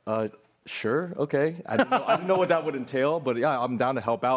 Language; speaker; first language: English; native; English